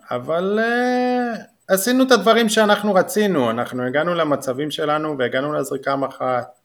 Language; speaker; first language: Hebrew; native; Hebrew